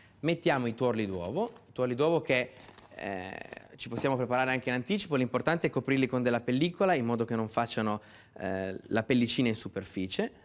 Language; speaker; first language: Italian; native; Italian